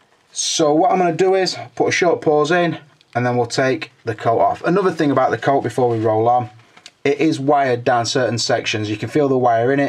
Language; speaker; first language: English; native; English